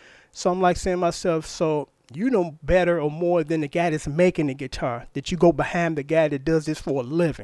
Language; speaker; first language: English; native; English